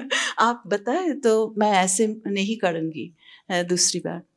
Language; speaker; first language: Hindi; non-native, learner; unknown